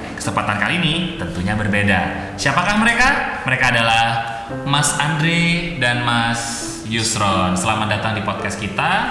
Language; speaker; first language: Indonesian; non-native, local second language; Madurese